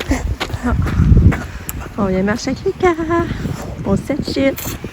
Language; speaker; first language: French; native; French